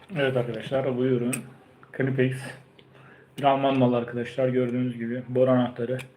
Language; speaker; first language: Turkish; early bilingual, heritage; Turkish